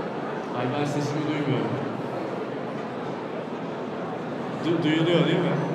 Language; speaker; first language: Turkish; native; Turkish